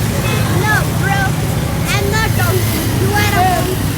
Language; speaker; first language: English; non-native, learner; Nepali